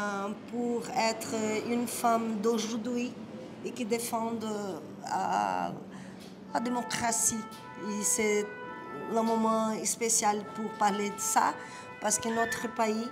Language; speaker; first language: French; non-native, learner; Portuguese